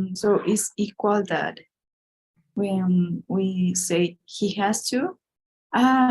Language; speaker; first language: English; non-native, learner; Spanish